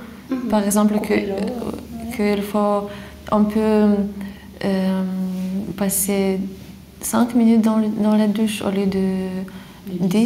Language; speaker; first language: French; non-native, fluent; Lithuanian